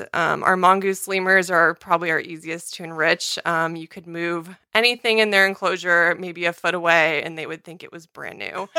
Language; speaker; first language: English; native; English